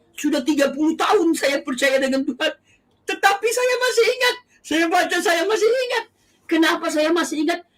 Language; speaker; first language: Indonesian; non-native, local second language; Achinese